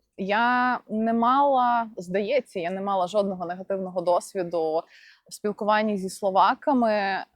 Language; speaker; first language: Ukrainian; non-native, local second language; Russian